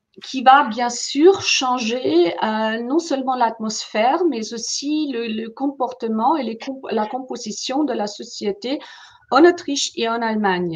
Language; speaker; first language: French; non-native, fluent; German